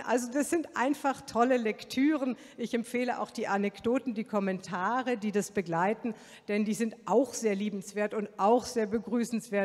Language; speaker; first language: German; native; German